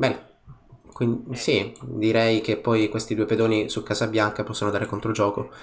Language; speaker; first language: Italian; native; Italian